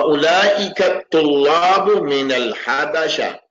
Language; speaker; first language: Arabic; non-native, fluent; English